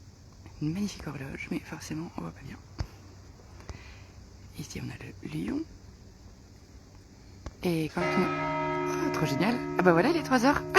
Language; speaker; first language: French; native; French